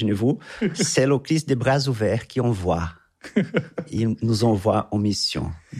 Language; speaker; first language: French; non-native, fluent; Portuguese